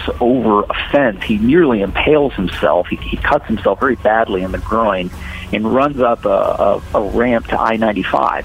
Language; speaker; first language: English; native; English